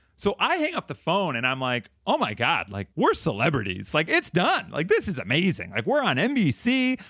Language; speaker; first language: English; native; English